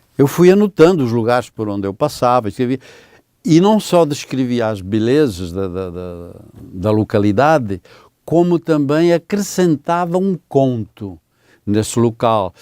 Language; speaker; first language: Portuguese; native; Portuguese